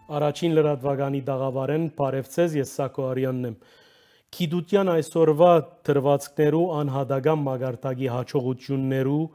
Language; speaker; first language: Armenian; early bilingual, heritage; Armenian